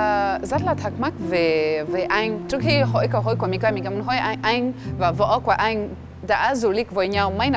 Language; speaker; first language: Vietnamese; non-native, fluent; French